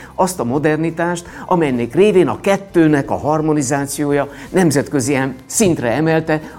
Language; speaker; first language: Hungarian; native; Hungarian